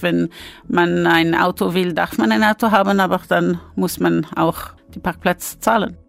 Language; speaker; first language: German; non-native, fluent; French